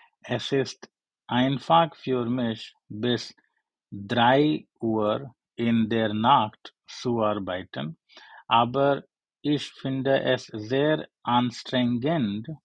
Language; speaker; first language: German; non-native, learner; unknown